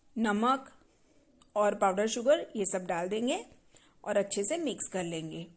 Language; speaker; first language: Hindi; non-native, local second language; Gujarati